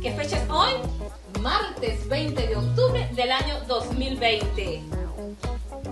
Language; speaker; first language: Spanish; native; Spanish